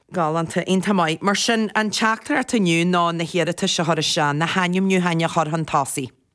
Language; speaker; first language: Irish; native; Irish